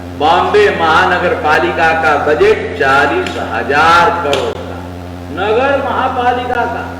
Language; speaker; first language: Hindi; non-native, local second language; Marathi